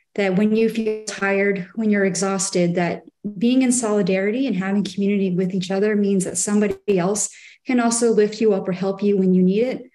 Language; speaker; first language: English; native; English